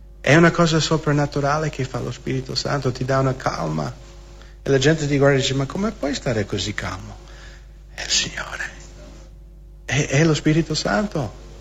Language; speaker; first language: Italian; non-native, fluent; English